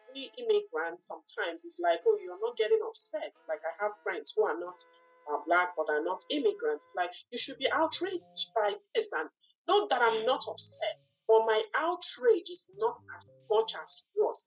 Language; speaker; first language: English; non-native, local second language; Igbo